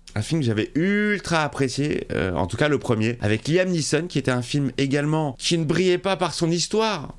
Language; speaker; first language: French; native; French